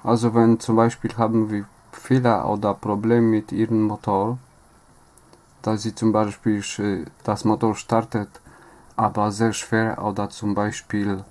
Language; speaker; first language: German; non-native, learner; Polish